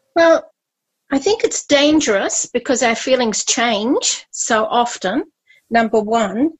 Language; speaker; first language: English; native; English